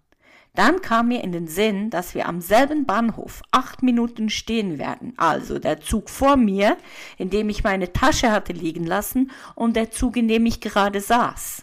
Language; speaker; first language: German; native; German